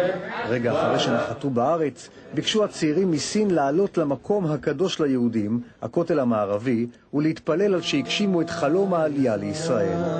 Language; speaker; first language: Hebrew; native; Hebrew